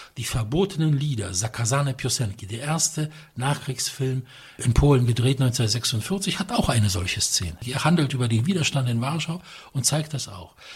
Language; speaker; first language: German; non-native, fluent; Polish